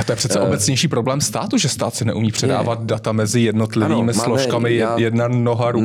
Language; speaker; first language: Czech; native; Czech